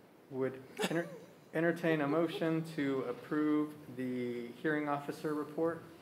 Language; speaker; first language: English; early bilingual, other home language; Spanish